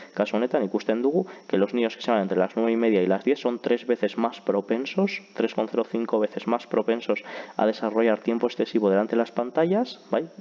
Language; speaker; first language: Spanish; non-native, local second language; Basque